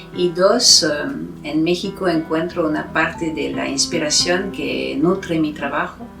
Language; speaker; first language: Spanish; non-native, fluent; French